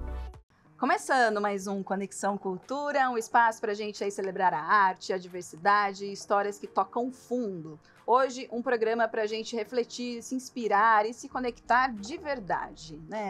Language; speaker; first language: Portuguese; native; Portuguese